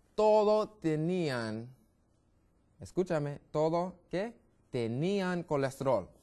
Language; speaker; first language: Spanish; non-native, learner; English